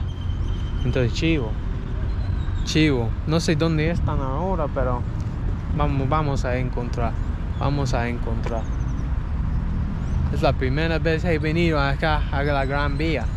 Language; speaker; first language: Spanish; non-native, learner; English